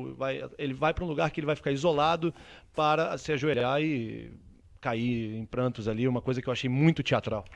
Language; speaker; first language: Portuguese; native; Portuguese